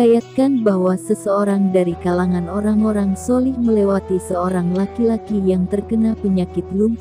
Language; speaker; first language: Indonesian; native; Indonesian